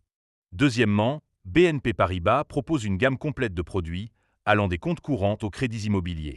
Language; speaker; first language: French; native; French